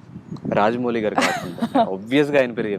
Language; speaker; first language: Telugu; native; Telugu